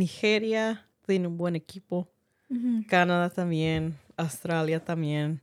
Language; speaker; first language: Spanish; early bilingual, heritage; Spanish